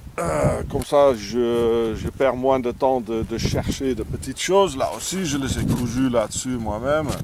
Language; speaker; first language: French; non-native, fluent; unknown